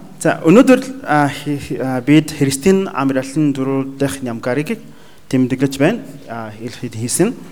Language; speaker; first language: Mongolian; non-native, learner; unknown